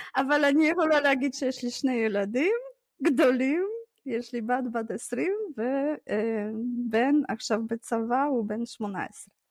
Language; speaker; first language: Hebrew; non-native, fluent; Polish